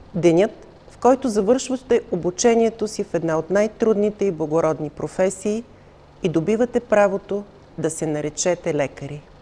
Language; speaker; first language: Bulgarian; native; Bulgarian